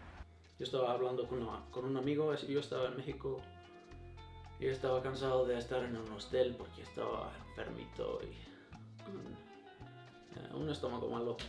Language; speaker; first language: Spanish; non-native, fluent; Icelandic